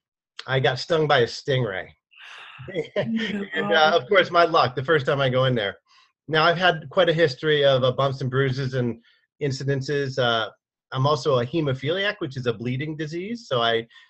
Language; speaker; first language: English; native; English